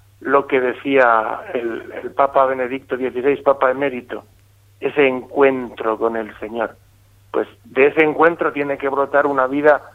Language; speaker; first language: Spanish; native; Spanish